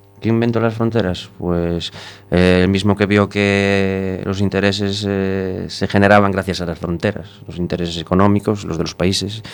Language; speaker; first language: Spanish; native; Spanish